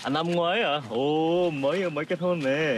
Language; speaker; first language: Vietnamese; non-native, learner; Korean